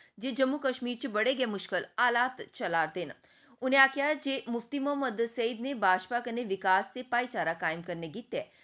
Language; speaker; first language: Punjabi; non-native, local second language; Dogri